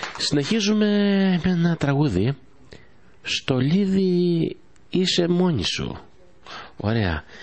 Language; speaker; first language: Greek; early bilingual, heritage; Greek